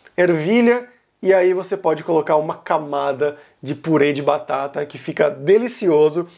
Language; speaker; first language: Portuguese; native; Portuguese